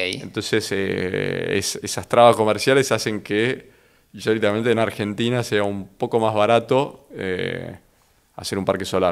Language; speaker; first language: Spanish; native; Spanish